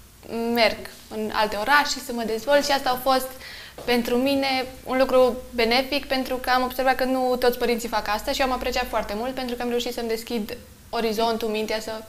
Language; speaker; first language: Romanian; native; Romanian